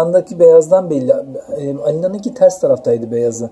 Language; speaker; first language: Turkish; native; Turkish